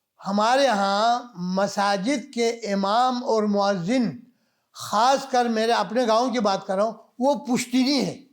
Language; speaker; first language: Urdu; non-native, local second language; Balti